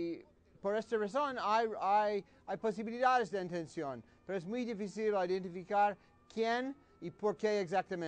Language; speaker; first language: Spanish; non-native, fluent; English